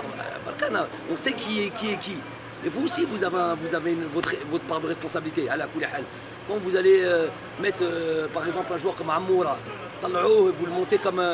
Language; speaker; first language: French; native; French